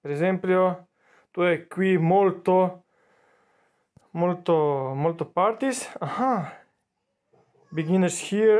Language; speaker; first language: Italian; non-native, learner; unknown